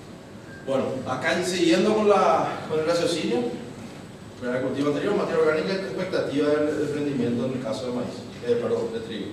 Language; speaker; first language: Spanish; native; Spanish